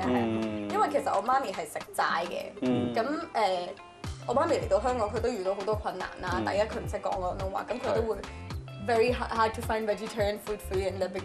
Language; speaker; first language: Cantonese; early bilingual, other home language; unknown